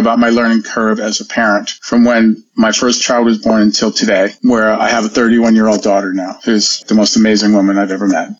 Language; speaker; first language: English; native; English